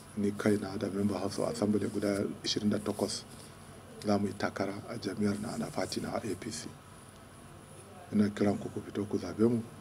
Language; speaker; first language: Hausa; non-native, local second language; Kanuri